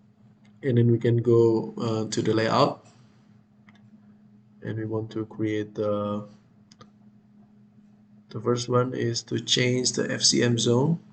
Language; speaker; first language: English; non-native, fluent; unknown